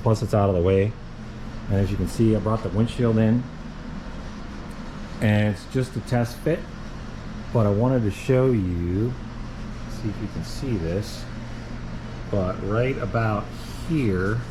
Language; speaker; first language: English; native; English